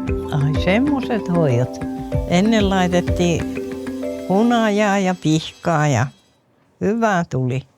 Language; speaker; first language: Finnish; native; Finnish